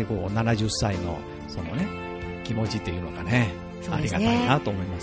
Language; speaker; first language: Japanese; native; Japanese